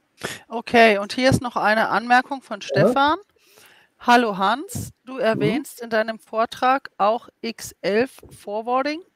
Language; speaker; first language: German; native; German